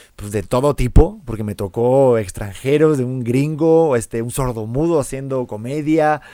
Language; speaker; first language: Spanish; native; Spanish